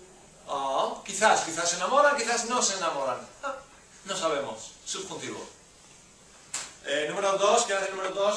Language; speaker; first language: Spanish; non-native, learner; English